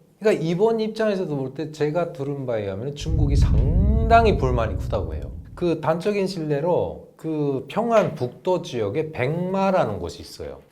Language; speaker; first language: Korean; native; Korean